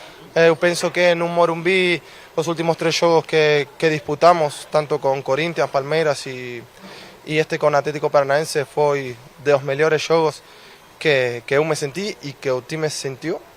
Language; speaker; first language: Portuguese; non-native, fluent; Spanish